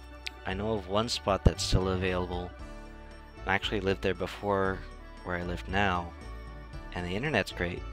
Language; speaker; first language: English; native; English